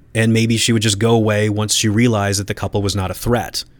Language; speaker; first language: English; native; English